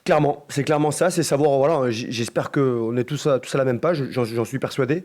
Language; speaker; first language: French; native; French